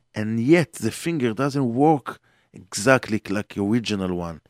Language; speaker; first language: English; non-native, fluent; Hebrew